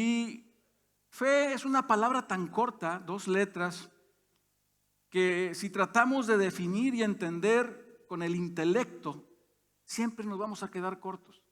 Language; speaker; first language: Spanish; native; Spanish